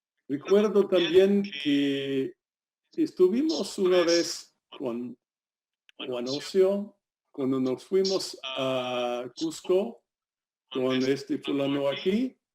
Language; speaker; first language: Spanish; non-native, fluent; English